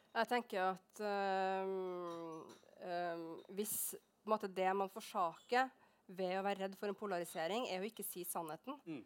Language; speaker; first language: Norwegian; native; Norwegian